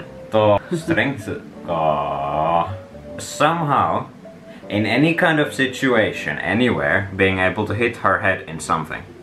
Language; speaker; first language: English; non-native, fluent; Finnish